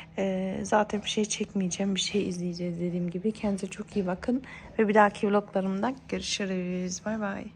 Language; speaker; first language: Turkish; early bilingual, heritage; Turkish